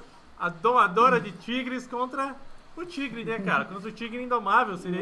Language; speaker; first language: Portuguese; native; Portuguese